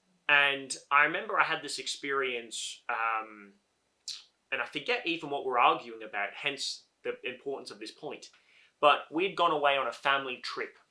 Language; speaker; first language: English; native; English